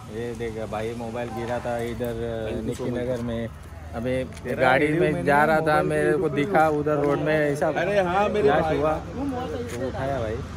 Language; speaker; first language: Hindi; non-native, local second language; Marathi